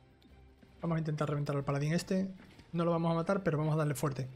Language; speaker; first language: Spanish; native; Spanish